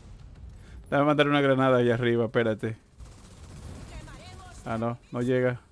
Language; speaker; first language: Spanish; native; Spanish